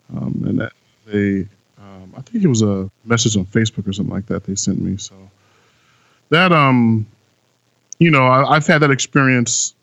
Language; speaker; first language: English; native; English